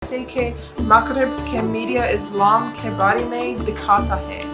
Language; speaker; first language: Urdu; non-native, learner; English